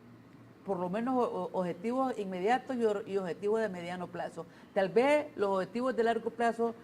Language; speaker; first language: Spanish; native; Spanish